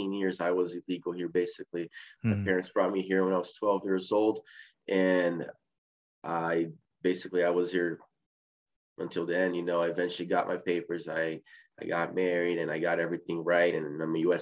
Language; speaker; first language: English; early bilingual, other home language; Portuguese